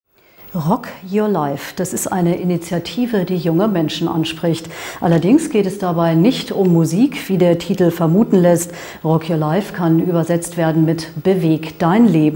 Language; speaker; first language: German; native; German